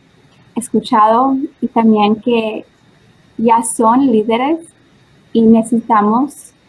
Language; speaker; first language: Spanish; early bilingual, heritage; Spanish